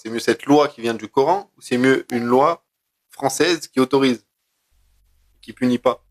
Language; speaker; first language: French; native; French